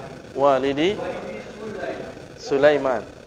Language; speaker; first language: Arabic; non-native, fluent; Indonesian